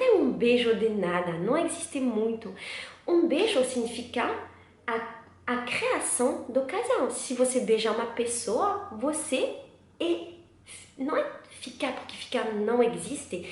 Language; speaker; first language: Portuguese; non-native, learner; French